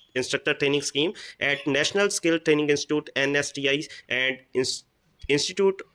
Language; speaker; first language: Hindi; non-native, local second language; Punjabi